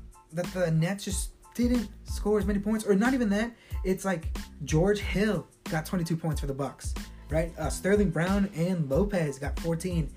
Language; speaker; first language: English; early bilingual, other home language; Spanish